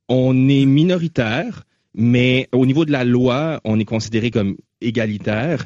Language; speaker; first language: French; native; French